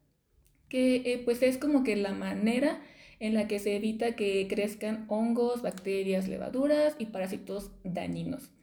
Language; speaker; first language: Spanish; native; Spanish